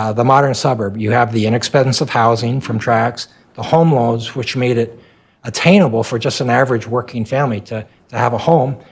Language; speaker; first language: English; native; English